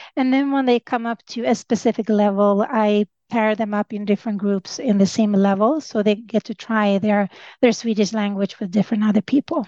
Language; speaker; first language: English; non-native, fluent; Swedish